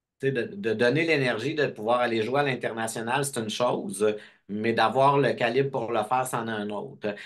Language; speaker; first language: French; native; French